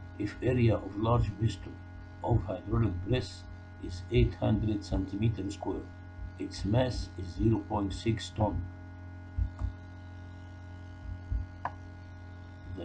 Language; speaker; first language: English; non-native, fluent; Arabic